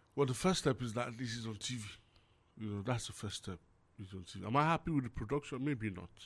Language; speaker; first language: English; non-native, local second language; Yoruba